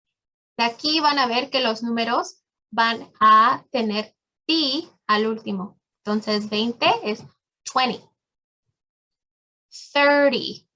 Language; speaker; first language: Spanish; early bilingual, heritage; Spanish